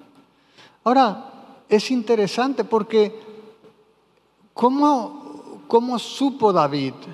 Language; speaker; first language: Spanish; native; Spanish